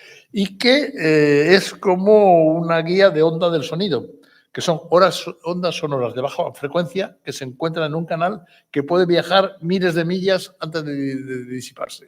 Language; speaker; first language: Spanish; native; Spanish